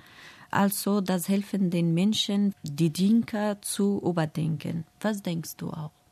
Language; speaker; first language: German; non-native, learner; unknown